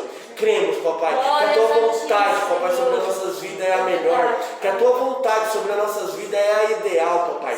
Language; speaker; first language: Portuguese; native; Portuguese